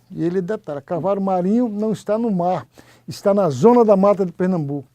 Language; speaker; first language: Portuguese; native; Portuguese